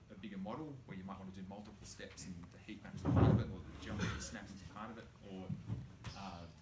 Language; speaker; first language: English; native; English